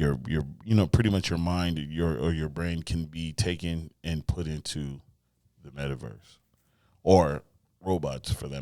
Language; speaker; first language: English; native; English